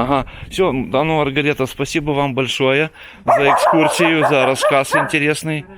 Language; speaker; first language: Russian; native; Russian